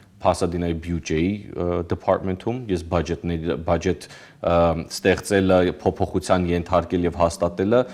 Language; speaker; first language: Armenian; early bilingual, heritage; Armenian